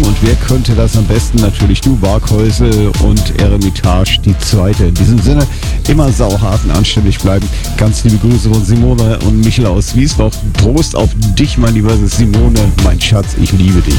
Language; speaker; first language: German; native; German